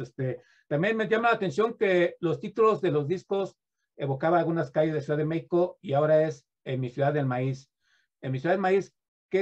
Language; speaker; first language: Spanish; native; Spanish